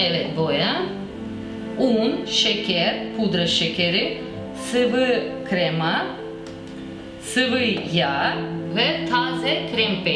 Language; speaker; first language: Turkish; non-native, learner; Russian